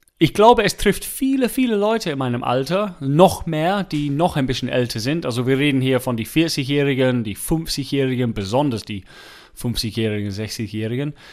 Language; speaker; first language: German; non-native, fluent; English